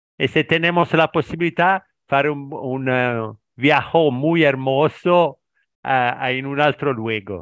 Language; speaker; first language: Spanish; non-native, learner; Italian